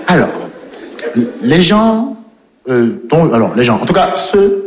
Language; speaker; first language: French; native; French